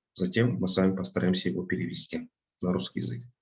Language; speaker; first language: Russian; non-native, local second language; Kazakh